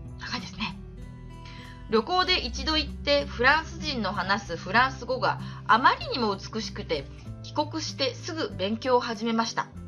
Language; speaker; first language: Japanese; native; Japanese